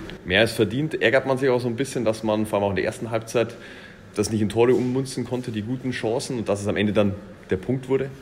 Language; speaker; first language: German; native; German